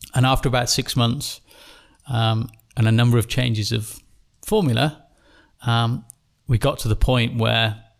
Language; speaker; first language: English; native; English